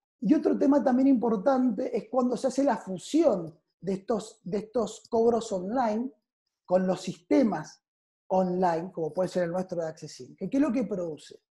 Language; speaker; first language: Spanish; native; Spanish